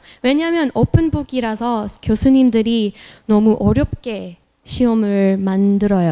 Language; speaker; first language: Korean; non-native, fluent; French